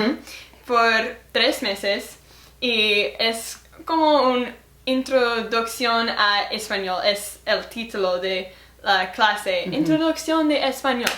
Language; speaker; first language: Spanish; non-native, learner; English